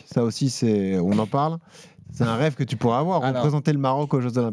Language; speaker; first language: French; native; French